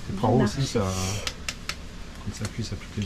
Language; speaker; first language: French; native; French